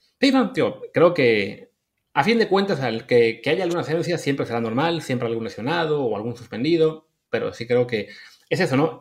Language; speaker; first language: Spanish; native; Spanish